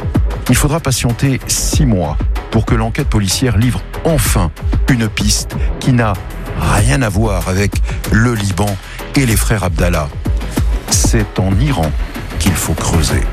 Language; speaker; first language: French; native; French